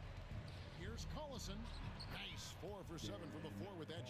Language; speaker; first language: English; native; English